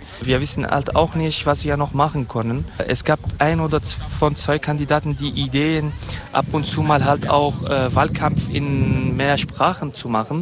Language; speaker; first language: German; non-native, fluent; Kurdish